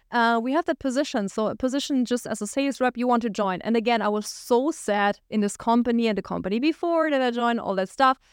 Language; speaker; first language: English; non-native, fluent; German